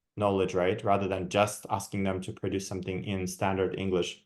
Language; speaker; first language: English; non-native, fluent; Kazakh